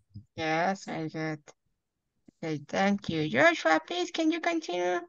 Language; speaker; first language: English; non-native, fluent; Spanish